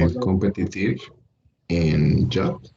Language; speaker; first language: English; non-native, learner; Spanish